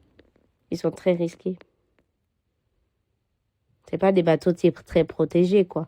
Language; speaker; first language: French; non-native, fluent; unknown